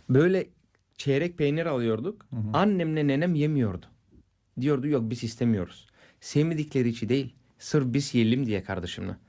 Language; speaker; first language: Turkish; non-native, fluent; Bulgarian